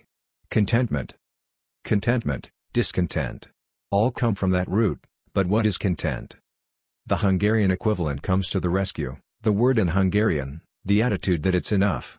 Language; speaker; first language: English; non-native, fluent; Hungarian